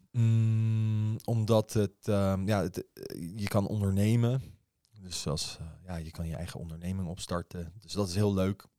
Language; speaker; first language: Dutch; early bilingual, other home language; Persian